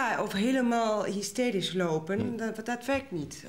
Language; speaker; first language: Dutch; non-native, learner; Spanish